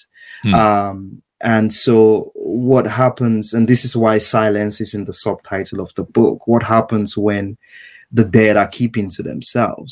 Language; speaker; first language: English; non-native, local second language; Igbo